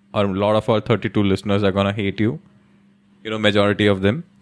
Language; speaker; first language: English; non-native, local second language; Hindi